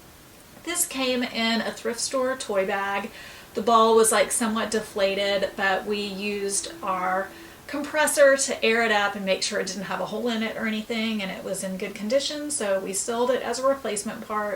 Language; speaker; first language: English; native; English